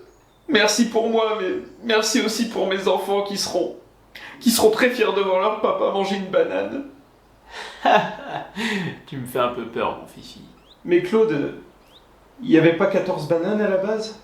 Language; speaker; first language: French; native; French